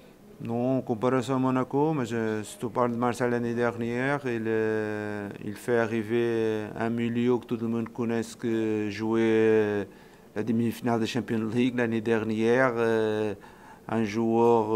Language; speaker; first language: French; non-native, fluent; Portuguese